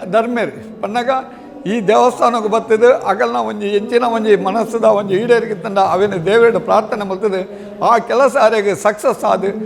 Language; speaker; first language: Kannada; native; Kannada